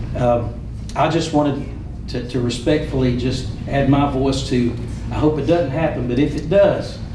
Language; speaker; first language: English; native; English